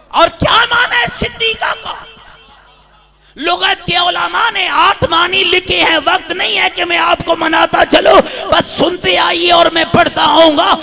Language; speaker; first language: Urdu; native; Urdu